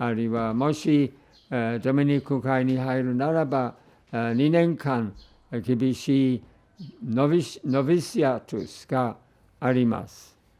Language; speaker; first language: Japanese; non-native, fluent; English